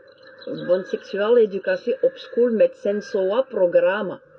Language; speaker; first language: Dutch; non-native, learner; French